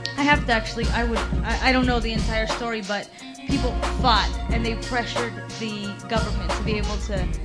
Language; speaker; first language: English; early bilingual, other home language; Spanish